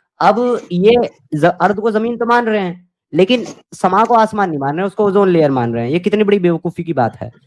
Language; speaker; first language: Hindi; native; Hindi